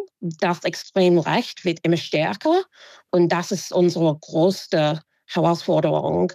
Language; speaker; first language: German; non-native, fluent; English